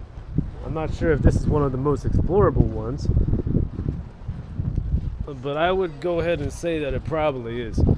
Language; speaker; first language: English; native; English